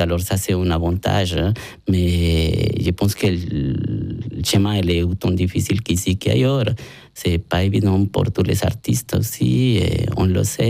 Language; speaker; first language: French; non-native, learner; Spanish